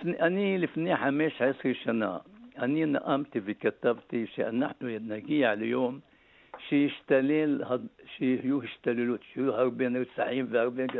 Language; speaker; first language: Hebrew; non-native, local second language; Arabic